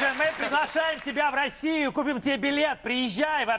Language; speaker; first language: Russian; native; Russian